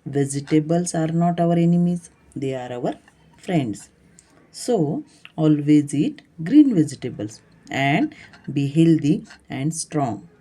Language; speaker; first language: English; non-native, local second language; Marathi